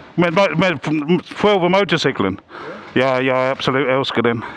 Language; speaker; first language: Swedish; non-native, fluent; English